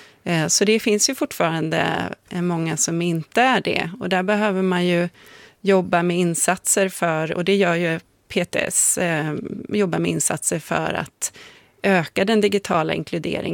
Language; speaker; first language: Swedish; native; Swedish